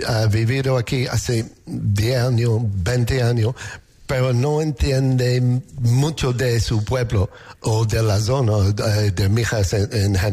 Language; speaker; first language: Spanish; non-native, learner; English